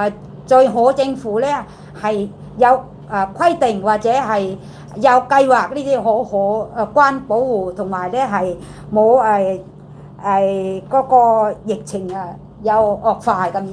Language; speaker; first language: Cantonese; non-native, learner; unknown